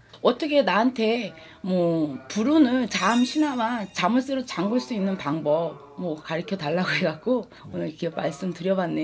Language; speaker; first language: Korean; native; Korean